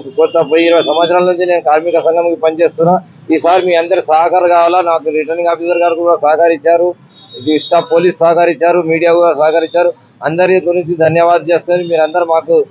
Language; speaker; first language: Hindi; non-native, local second language; Urdu